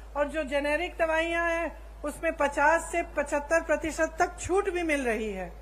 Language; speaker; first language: Hindi; native; Hindi